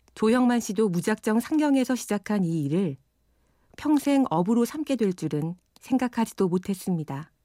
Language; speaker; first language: Korean; native; Korean